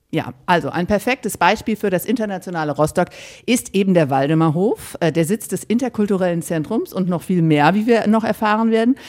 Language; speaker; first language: German; native; German